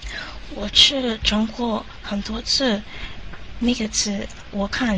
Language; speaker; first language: Chinese; non-native, learner; English